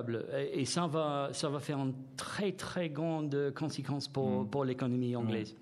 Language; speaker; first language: French; non-native, fluent; English